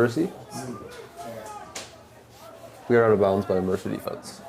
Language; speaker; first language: English; native; English